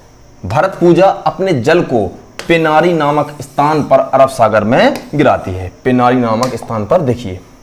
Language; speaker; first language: Hindi; native; Hindi